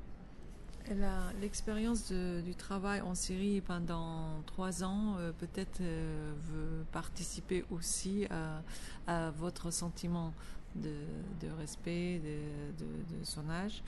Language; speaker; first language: French; non-native, fluent; Arabic